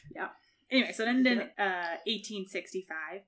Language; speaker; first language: English; native; English